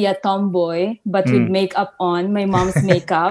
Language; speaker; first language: English; non-native, local second language; Filipino